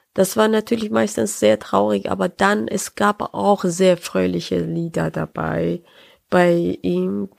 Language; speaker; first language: German; non-native, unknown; Persian